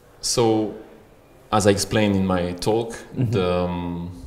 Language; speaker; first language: English; non-native, fluent; Romanian